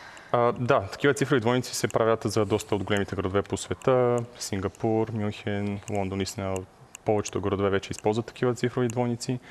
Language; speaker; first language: Bulgarian; native; Bulgarian